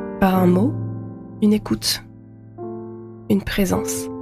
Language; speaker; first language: French; native; French